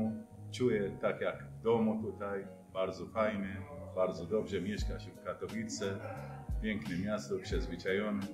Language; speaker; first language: Polish; non-native, fluent; Arabic